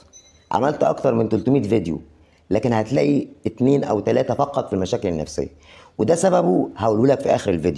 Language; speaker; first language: Arabic; native; Arabic